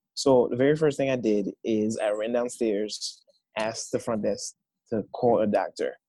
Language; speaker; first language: English; non-native, fluent; Haitian Creole